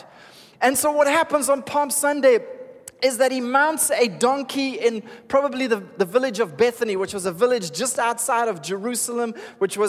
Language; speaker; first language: English; native; English